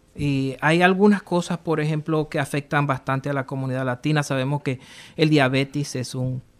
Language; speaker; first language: Spanish; early bilingual, heritage; Spanish